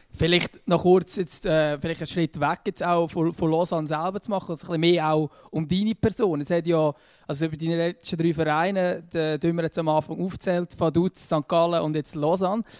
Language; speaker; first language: German; native; German